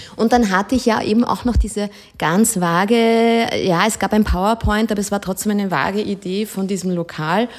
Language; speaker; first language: German; early bilingual, other home language; Spanish